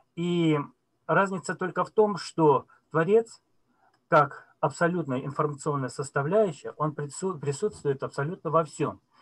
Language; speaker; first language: Russian; native; Russian